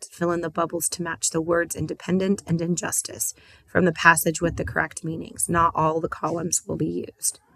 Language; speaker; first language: English; native; English